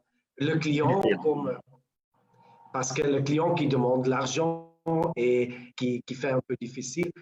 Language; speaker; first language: French; non-native, local second language; Dutch